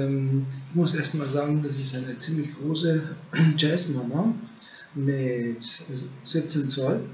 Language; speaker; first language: German; non-native, fluent; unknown